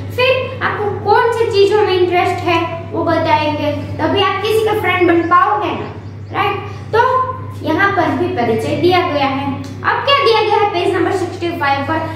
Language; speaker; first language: Hindi; non-native, local second language; Gujarati